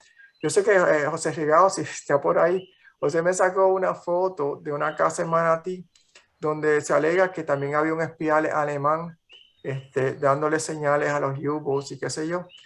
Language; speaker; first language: Spanish; native; Spanish